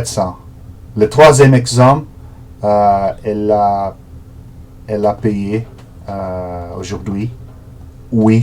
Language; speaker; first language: French; non-native, learner; Portuguese